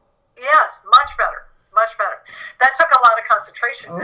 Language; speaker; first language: English; native; English